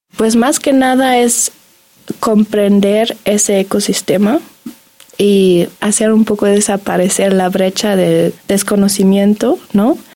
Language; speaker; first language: Spanish; non-native, fluent; German